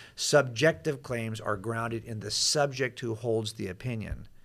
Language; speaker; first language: English; native; English